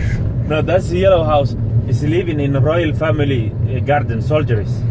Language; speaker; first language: English; non-native, learner; Somali